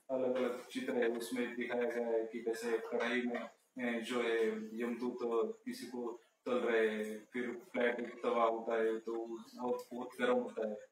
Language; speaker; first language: Hindi; non-native, local second language; Marathi